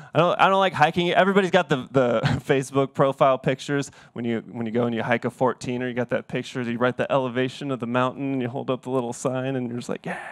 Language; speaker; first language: English; native; English